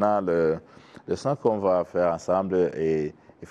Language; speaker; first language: French; non-native, learner; Kinyarwanda